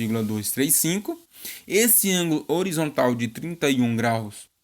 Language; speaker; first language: Portuguese; native; Portuguese